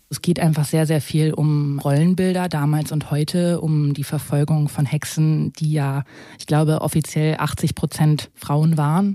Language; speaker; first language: German; native; German